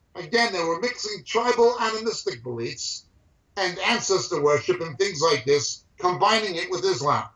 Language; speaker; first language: English; native; English